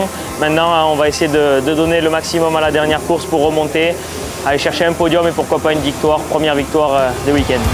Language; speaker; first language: French; native; French